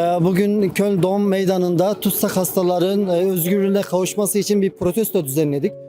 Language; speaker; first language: Turkish; native; Turkish